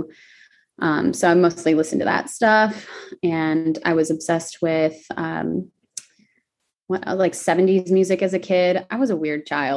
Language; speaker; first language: English; native; English